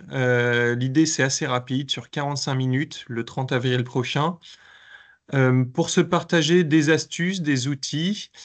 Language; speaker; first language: French; native; French